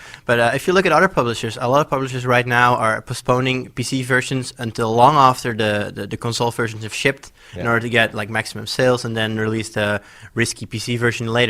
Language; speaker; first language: English; non-native, fluent; Dutch